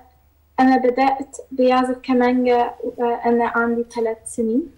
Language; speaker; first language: Arabic; early bilingual, heritage; Arabic